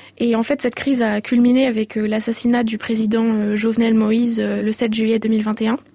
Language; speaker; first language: French; native; French